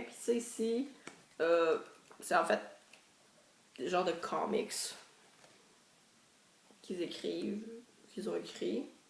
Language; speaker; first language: French; native; French